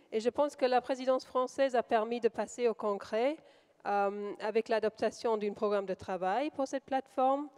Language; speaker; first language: French; non-native, fluent; English